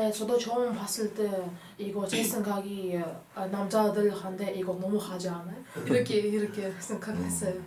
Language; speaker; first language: Korean; non-native, learner; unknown